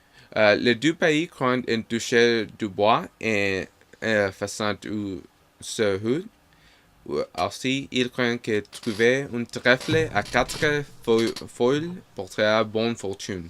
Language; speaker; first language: French; non-native, learner; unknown